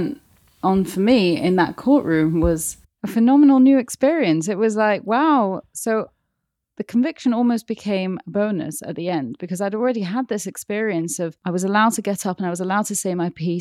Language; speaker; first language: English; native; English